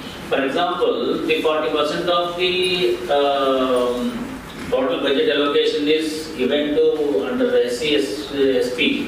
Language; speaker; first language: English; non-native, local second language; Telugu